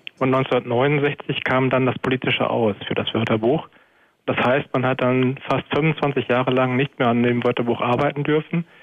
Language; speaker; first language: German; native; German